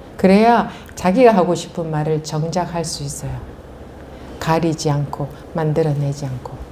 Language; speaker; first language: Korean; native; Korean